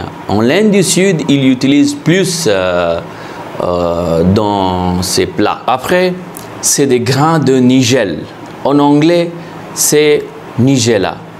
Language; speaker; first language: French; non-native, fluent; Hindi